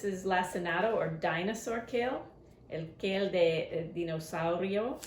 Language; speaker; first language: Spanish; non-native, learner; English